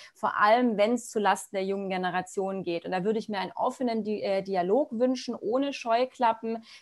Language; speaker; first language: German; native; German